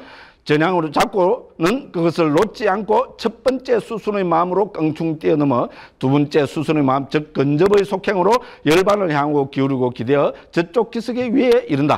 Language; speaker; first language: Korean; native; Korean